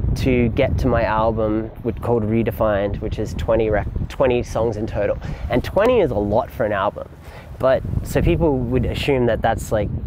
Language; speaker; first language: English; native; English